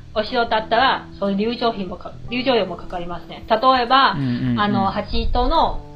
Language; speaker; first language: Japanese; non-native, fluent; Chinese